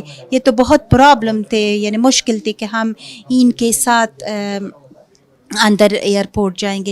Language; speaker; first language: Hindi; non-native, fluent; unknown